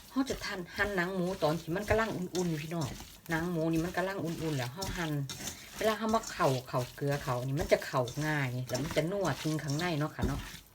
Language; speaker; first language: Thai; non-native, local second language; Northeastern Thai